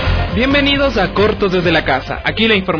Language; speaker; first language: Spanish; native; Spanish